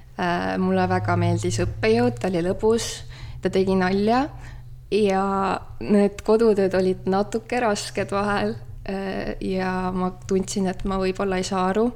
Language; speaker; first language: Estonian; native; Estonian